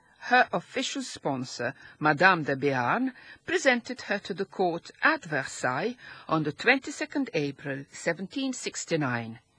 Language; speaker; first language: English; non-native, local second language; Maltese